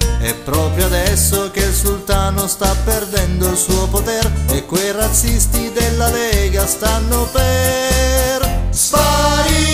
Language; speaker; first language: Italian; native; Italian